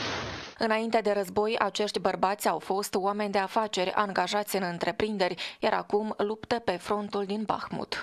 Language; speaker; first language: Romanian; native; Romanian